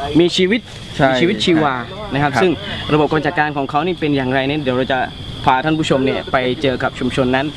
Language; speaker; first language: Thai; native; Thai